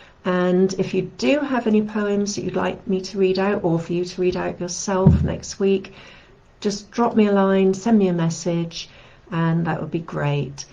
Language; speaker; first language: English; native; English